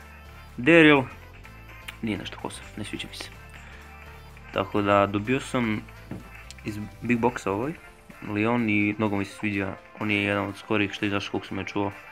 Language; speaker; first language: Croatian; early bilingual, heritage; Croatian